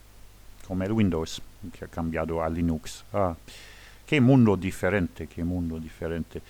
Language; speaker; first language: Spanish; non-native, learner; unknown